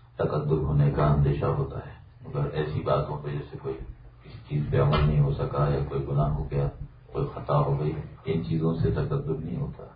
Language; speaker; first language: Urdu; native; Urdu